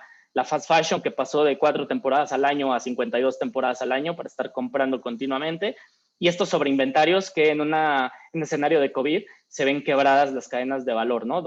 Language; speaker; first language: Spanish; native; Spanish